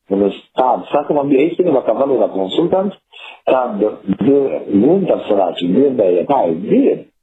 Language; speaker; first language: Latvian; non-native, fluent; Italian